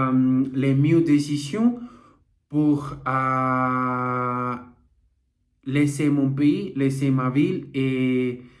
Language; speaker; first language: French; non-native, learner; Portuguese